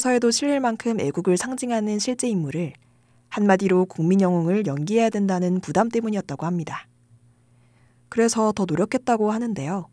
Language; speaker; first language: Korean; native; Korean